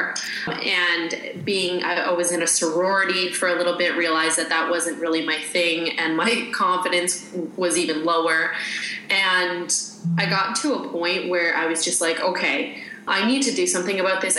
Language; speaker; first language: English; native; English